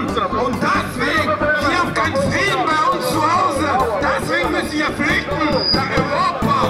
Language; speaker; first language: German; non-native, fluent; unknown